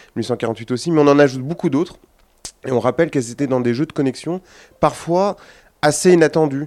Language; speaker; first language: French; native; French